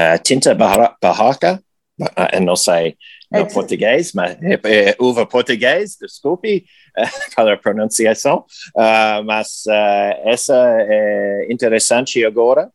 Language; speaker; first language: Portuguese; non-native, learner; English